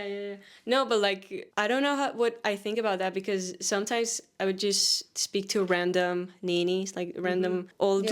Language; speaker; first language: English; non-native, fluent; Spanish